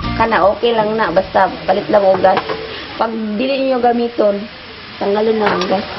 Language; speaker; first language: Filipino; non-native, local second language; Cebuano